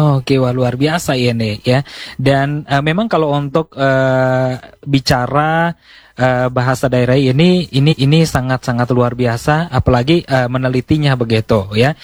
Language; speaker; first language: Indonesian; native; Indonesian